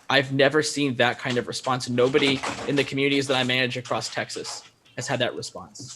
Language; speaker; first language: English; native; English